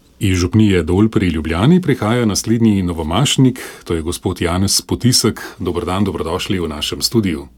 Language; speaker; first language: Slovenian; native; Slovenian